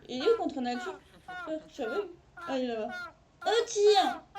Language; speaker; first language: French; native; French